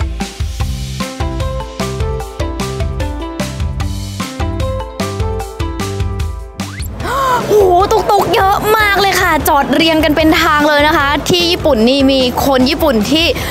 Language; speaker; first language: Thai; native; Thai